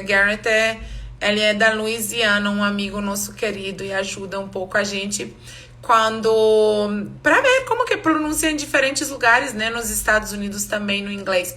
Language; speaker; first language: Portuguese; non-native, fluent; English